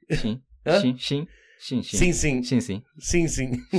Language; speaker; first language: Japanese; native; Japanese